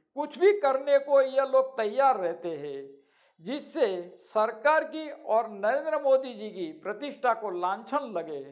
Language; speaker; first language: Hindi; non-native, local second language; Gujarati